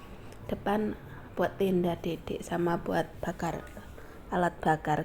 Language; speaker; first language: Indonesian; native; Indonesian